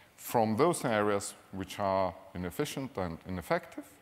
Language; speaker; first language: English; non-native, fluent; Lithuanian